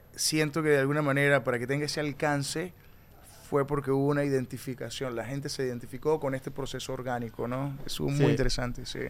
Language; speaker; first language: Spanish; native; Spanish